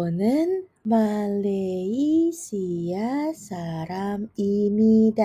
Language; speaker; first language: Korean; non-native, fluent; Indonesian